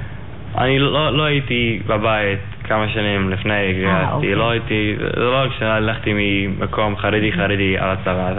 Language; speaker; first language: Hebrew; non-native, learner; Yiddish